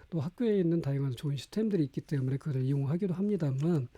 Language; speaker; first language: Korean; native; Korean